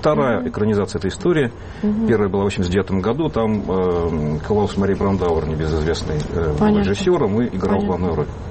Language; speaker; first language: Russian; native; Russian